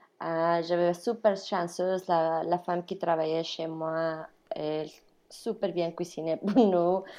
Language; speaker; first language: French; non-native, fluent; Spanish